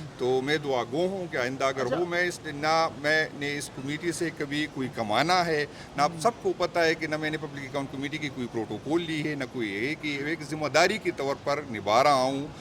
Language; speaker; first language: Urdu; non-native, local second language; Pashto